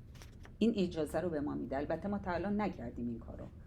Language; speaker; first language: Persian; native; Persian